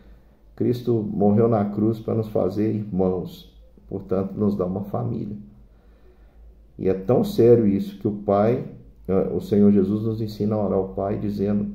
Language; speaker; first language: Portuguese; native; Portuguese